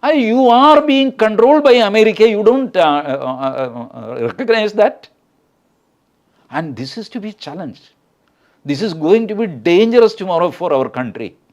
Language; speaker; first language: English; non-native, local second language; Malayalam